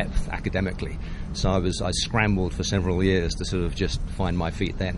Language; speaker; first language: English; native; English